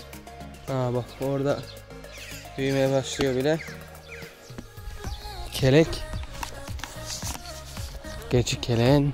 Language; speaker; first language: Turkish; native; Turkish